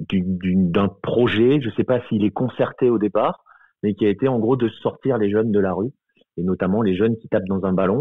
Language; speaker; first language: French; native; French